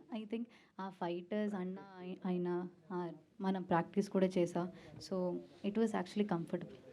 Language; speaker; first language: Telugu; non-native, learner; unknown